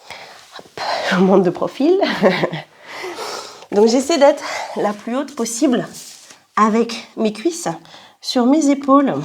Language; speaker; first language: French; native; French